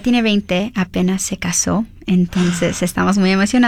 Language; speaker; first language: Spanish; early bilingual, heritage; Spanish